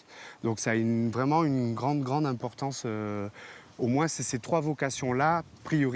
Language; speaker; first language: French; native; French